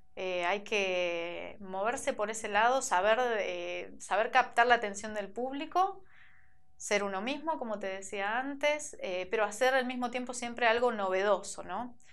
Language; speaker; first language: Spanish; native; Spanish